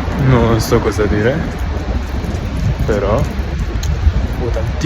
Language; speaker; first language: Italian; non-native, learner; Spanish